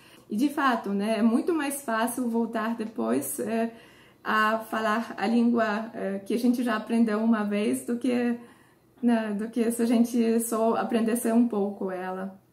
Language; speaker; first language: Portuguese; non-native, fluent; Polish